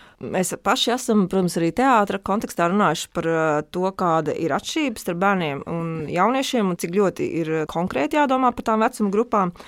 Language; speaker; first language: Latvian; native; Latvian